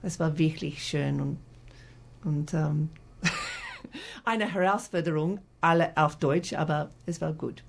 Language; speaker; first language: German; non-native, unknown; English